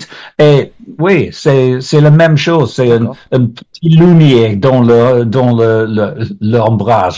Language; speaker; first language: French; non-native, learner; English